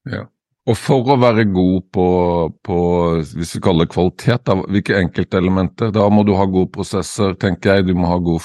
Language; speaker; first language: Norwegian; native; Norwegian